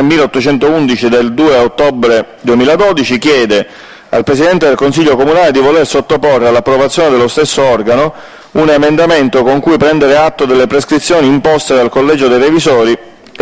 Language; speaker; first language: Italian; native; Italian